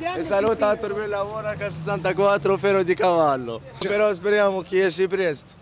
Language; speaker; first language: Italian; non-native, learner; Arabic